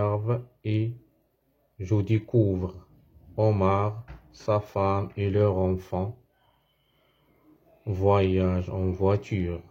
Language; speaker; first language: French; non-native, fluent; Arabic